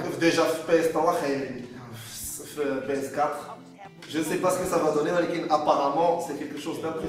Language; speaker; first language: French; non-native, local second language; Arabic